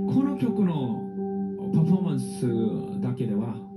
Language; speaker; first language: Japanese; non-native, learner; Korean